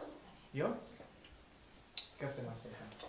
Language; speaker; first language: Hungarian; non-native, learner; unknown